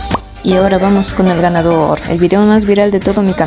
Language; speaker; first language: Spanish; native; Spanish